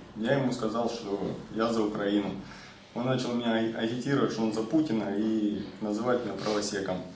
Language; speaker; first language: Russian; non-native, local second language; Ukrainian